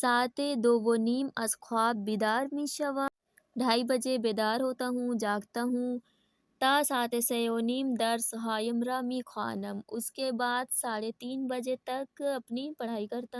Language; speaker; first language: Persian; non-native, fluent; Urdu